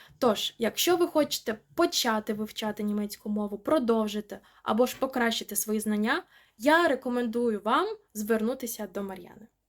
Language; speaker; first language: Ukrainian; native; Ukrainian